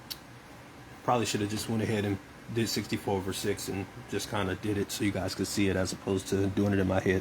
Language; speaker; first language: English; native; English